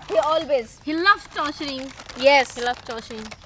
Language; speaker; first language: English; non-native, learner; Hindi